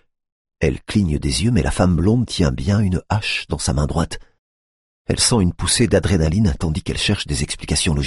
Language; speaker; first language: French; native; French